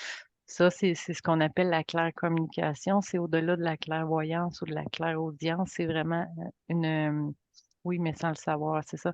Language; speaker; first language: French; native; French